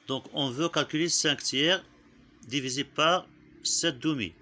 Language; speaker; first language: French; non-native, local second language; Arabic